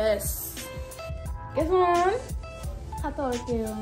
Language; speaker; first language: Korean; non-native, fluent; English